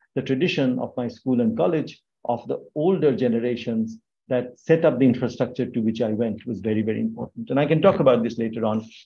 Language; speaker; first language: English; non-native, local second language; Bangla